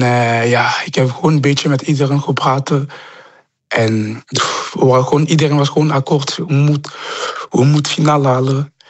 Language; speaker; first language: Dutch; non-native, local second language; French